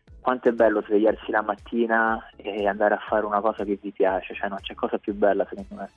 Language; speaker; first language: Italian; native; Italian